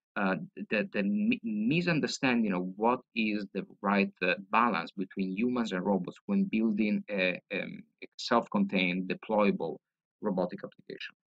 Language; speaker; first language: English; non-native, fluent; Italian